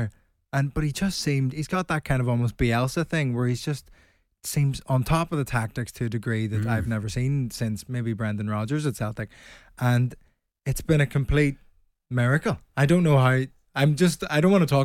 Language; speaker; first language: English; native; English